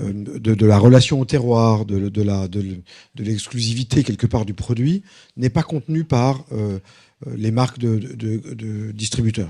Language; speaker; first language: French; native; French